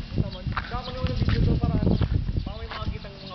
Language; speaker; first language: Filipino; non-native, local second language; Bikol